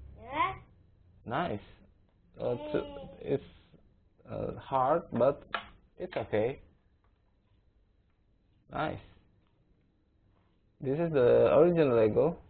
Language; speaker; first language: English; non-native, learner; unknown